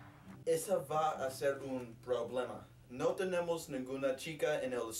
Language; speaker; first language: Spanish; non-native, learner; English